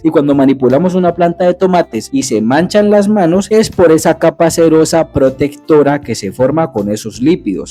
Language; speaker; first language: Spanish; native; Spanish